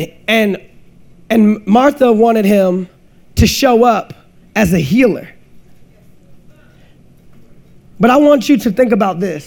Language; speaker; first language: English; native; English